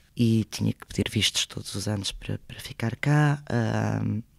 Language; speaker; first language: Portuguese; early bilingual, other home language; Spanish